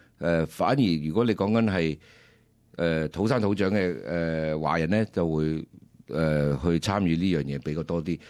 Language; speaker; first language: Cantonese; early bilingual, heritage; Cantonese